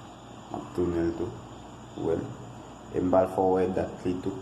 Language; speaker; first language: French; non-native, learner; Haitian Creole